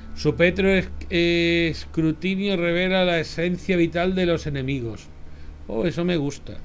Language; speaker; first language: Spanish; native; Spanish